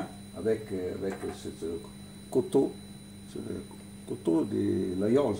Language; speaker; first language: French; non-native, learner; Italian